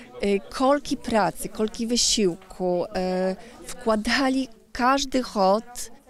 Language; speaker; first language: Polish; non-native, local second language; Belarusian